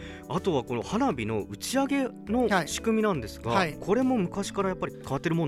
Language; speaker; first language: Japanese; native; Japanese